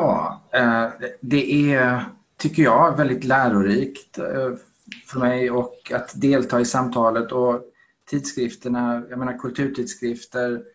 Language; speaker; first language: Swedish; native; Swedish